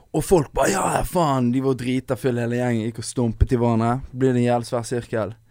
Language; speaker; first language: Norwegian; native; Norwegian